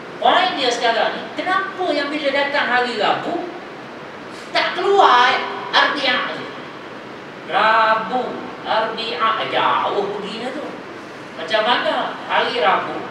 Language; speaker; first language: Malay; native; Malay